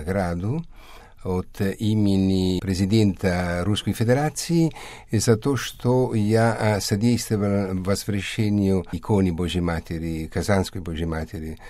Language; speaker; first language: Russian; non-native, fluent; Italian